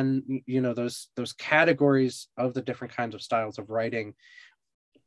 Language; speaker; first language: English; native; English